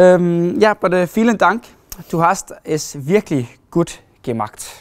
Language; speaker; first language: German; non-native, learner; Danish